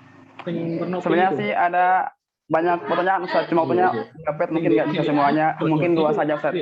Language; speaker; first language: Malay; non-native, local second language; Javanese